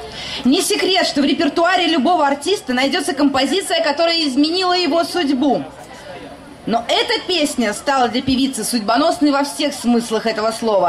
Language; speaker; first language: Russian; native; Russian